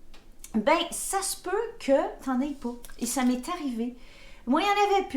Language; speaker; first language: French; native; French